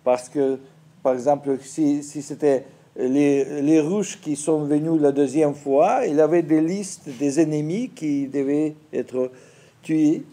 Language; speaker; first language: French; non-native, fluent; Russian